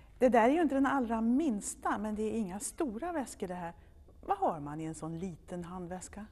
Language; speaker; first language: Swedish; native; Swedish